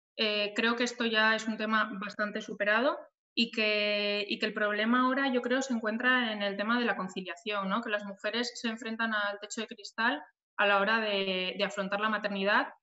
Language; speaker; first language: Spanish; native; Spanish